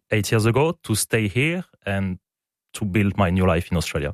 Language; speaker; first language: English; non-native, fluent; French